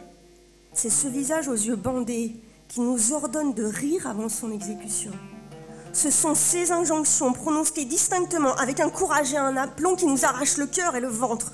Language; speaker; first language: French; native; French